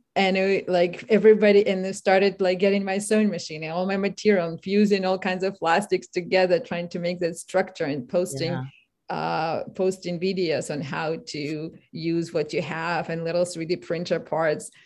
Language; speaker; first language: English; non-native, fluent; Ukrainian